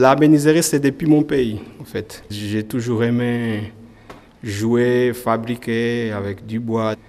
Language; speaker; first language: French; non-native, fluent; Portuguese